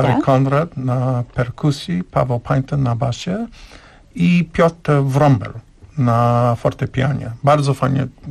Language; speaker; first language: Polish; non-native, learner; English